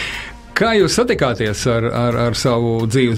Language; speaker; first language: Latvian; native; Latvian